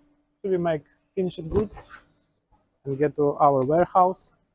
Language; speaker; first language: English; non-native, learner; Ukrainian